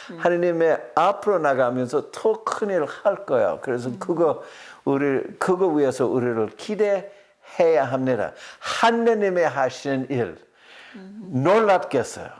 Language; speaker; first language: Korean; non-native, fluent; English